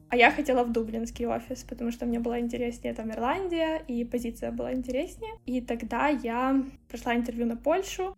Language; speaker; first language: Russian; non-native, local second language; Ukrainian